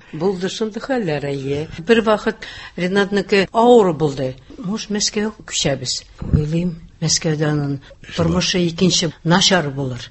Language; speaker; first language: Tatar; early bilingual, heritage; Tatar